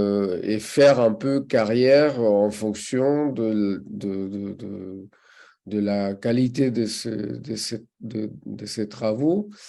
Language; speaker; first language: French; non-native, fluent; Spanish